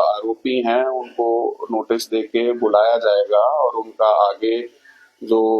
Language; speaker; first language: Hindi; non-native, local second language; Marathi